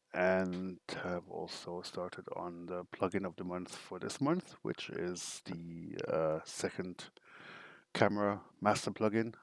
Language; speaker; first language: English; non-native, fluent; German